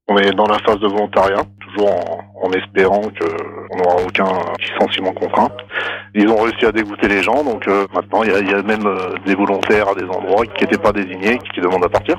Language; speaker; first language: French; native; French